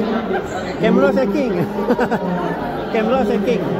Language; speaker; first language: English; non-native, local second language; Malay